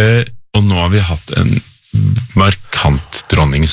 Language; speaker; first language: Norwegian; native; Norwegian